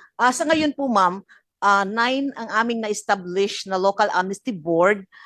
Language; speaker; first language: Filipino; non-native, local second language; Hiligaynon